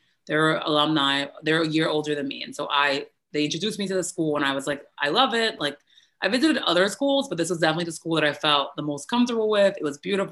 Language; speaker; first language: English; native; English